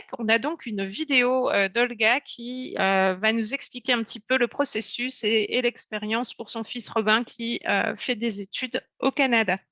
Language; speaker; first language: French; native; French